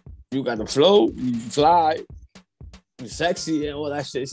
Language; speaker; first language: English; early bilingual, other home language; Spanish